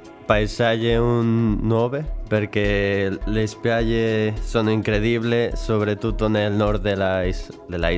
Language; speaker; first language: Italian; non-native, learner; Spanish